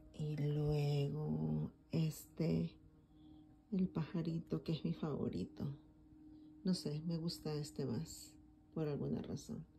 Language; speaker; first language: Spanish; native; Spanish